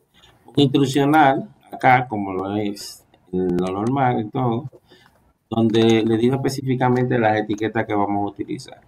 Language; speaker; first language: Spanish; native; Spanish